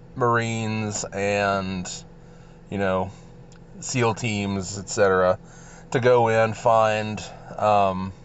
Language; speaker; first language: English; native; English